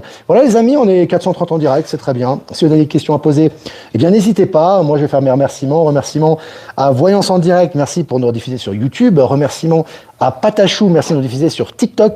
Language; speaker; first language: French; native; French